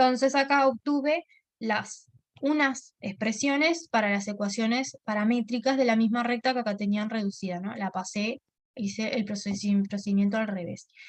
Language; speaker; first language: Spanish; native; Spanish